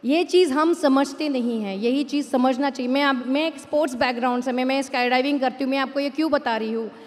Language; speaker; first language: Hindi; non-native, local second language; Marathi